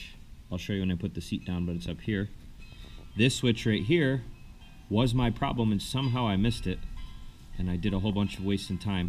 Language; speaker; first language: English; native; English